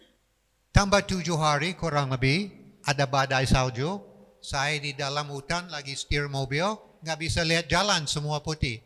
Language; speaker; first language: Indonesian; non-native, fluent; English